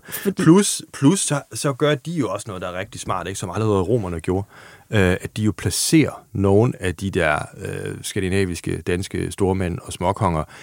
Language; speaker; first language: Danish; non-native, fluent; German